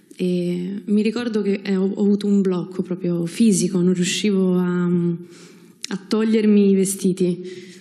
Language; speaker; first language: Italian; native; Italian